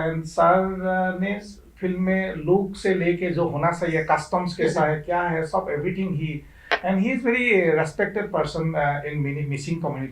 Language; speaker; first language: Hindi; non-native, local second language; Assamese